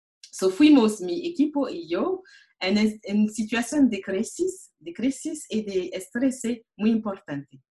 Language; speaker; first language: Spanish; non-native, learner; French